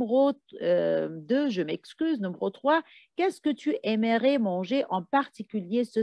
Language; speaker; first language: French; non-native, fluent; Arabic